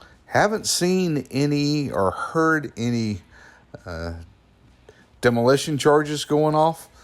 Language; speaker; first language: English; native; English